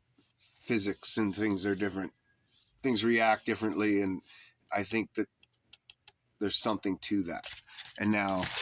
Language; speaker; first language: English; native; English